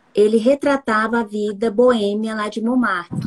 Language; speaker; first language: Portuguese; native; Portuguese